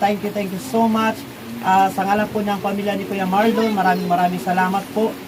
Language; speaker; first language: Filipino; non-native, local second language; Waray